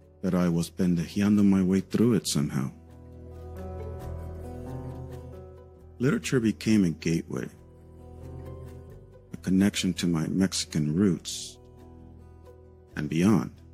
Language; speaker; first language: English; early bilingual, other home language; Spanish